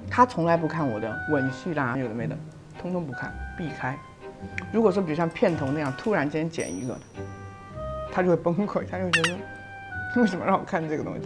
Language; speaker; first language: Chinese; native; Chinese